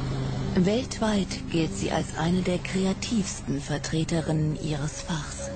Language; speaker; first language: German; native; German